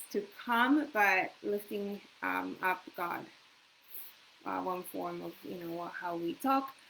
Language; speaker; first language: English; non-native, fluent; Japanese